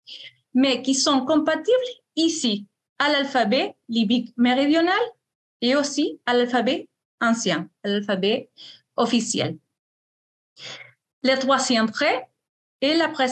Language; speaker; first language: French; non-native, fluent; Spanish